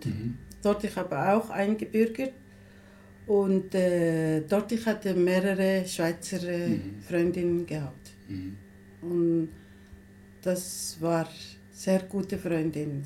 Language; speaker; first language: German; non-native, learner; Somali